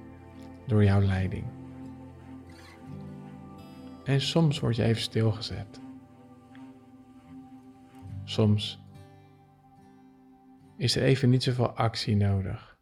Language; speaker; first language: Dutch; native; Dutch